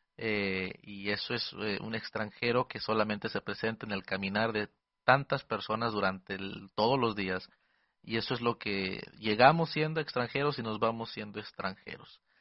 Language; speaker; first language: Spanish; early bilingual, heritage; Spanish